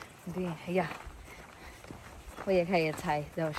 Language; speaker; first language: Chinese; non-native, learner; Filipino